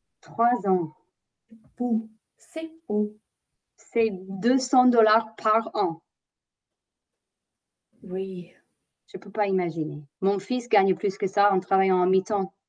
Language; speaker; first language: French; non-native, fluent; English